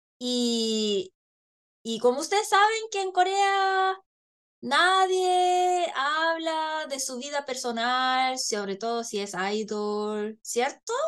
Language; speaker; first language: Spanish; non-native, fluent; Korean